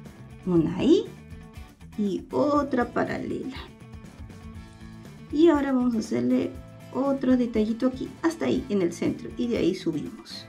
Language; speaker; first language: Spanish; native; Spanish